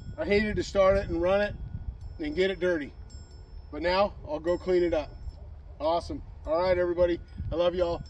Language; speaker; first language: English; native; English